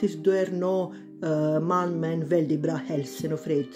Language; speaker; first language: Norwegian; non-native, learner; Bosnian